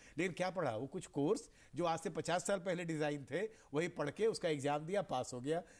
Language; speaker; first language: Hindi; native; Hindi